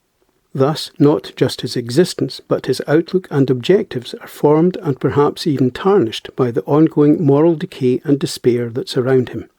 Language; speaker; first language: English; native; English